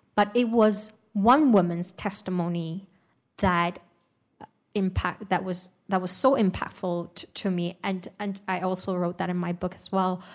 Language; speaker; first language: English; non-native, fluent; Uyghur